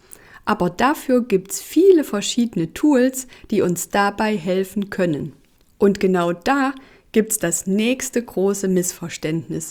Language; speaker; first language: German; native; German